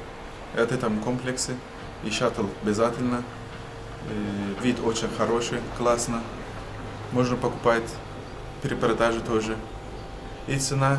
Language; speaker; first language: Russian; non-native, learner; Turkish